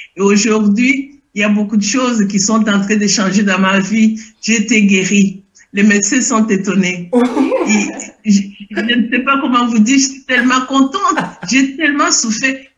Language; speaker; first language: French; non-native, local second language; Lingala